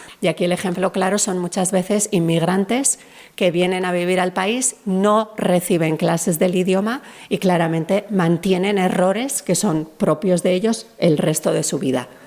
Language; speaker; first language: Spanish; native; Spanish